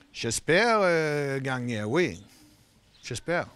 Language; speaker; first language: French; non-native, learner; Swedish